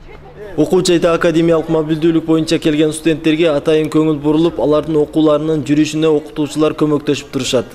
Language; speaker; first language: Kyrgyz; native; Kyrgyz